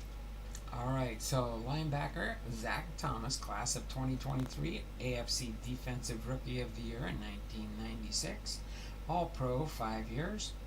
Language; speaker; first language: English; native; English